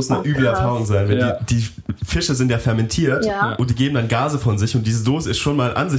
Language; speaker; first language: German; native; German